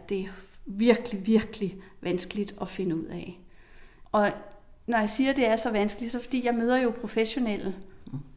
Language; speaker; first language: Danish; native; Danish